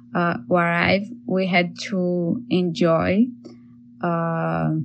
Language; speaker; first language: English; non-native, learner; Portuguese